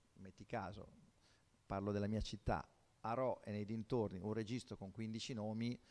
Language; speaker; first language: Italian; native; Italian